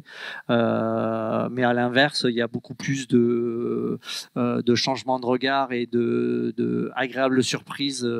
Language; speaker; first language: French; native; French